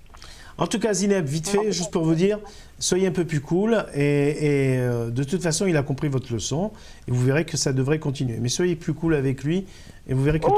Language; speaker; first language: French; native; French